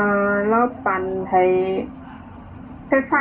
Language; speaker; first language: Cantonese; non-native, learner; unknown